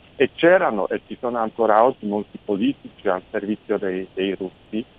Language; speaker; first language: Italian; non-native, fluent; Polish